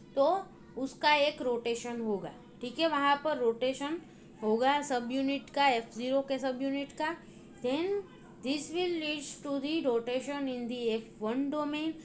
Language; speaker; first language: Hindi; non-native, local second language; Gujarati